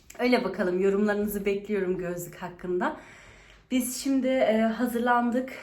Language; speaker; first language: Turkish; early bilingual, heritage; Turkish